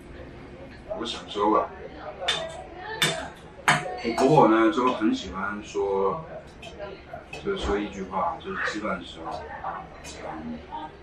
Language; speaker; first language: Chinese; non-native, local second language; Cantonese